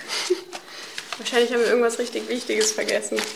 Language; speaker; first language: German; native; German